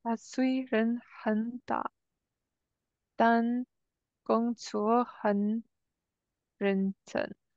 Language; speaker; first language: Chinese; non-native, learner; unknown